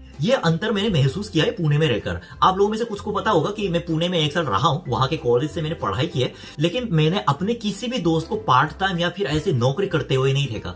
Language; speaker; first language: Hindi; non-native, fluent; Korean